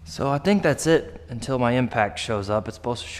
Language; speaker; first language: English; native; English